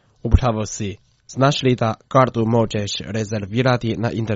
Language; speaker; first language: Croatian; non-native, fluent; Chinese